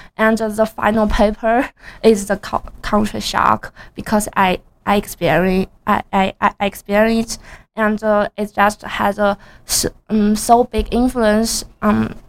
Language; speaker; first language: English; non-native, learner; Chinese